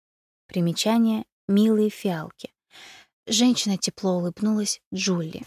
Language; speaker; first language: Russian; native; Russian